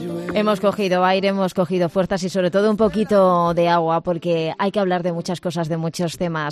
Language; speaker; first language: Spanish; native; Spanish